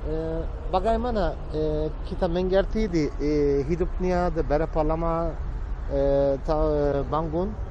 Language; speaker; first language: Indonesian; non-native, learner; Turkish